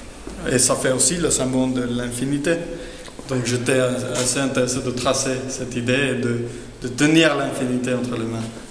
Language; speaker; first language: French; non-native, fluent; Spanish